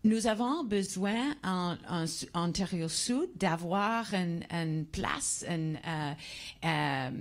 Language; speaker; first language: French; non-native, learner; English